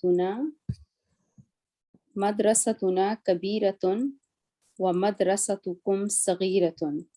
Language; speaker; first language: Arabic; non-native, learner; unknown